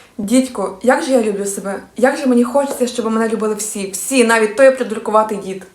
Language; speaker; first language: Ukrainian; native; Ukrainian